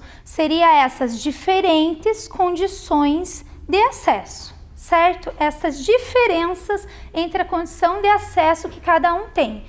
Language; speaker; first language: Portuguese; native; Portuguese